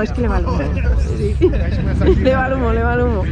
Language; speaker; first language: Spanish; native; Spanish